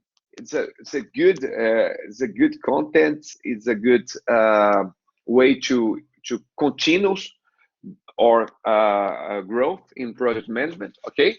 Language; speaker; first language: English; non-native, learner; Portuguese